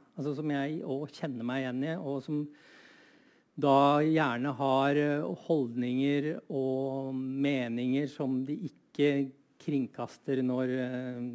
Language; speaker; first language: Norwegian; native; Norwegian